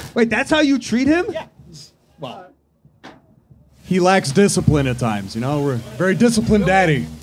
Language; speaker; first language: English; native; English